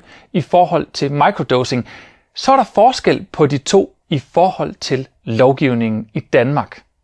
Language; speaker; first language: Danish; native; Danish